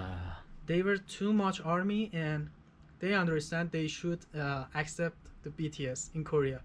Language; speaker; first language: English; non-native, fluent; Persian